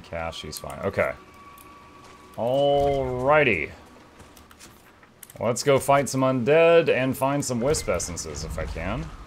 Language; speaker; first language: English; native; English